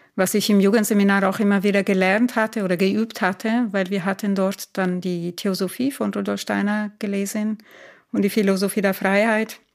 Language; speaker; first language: German; non-native, fluent; Italian